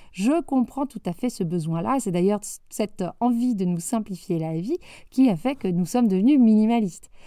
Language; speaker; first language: French; native; French